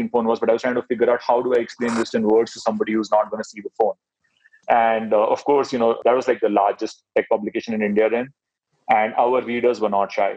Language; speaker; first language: English; non-native, local second language; Hindi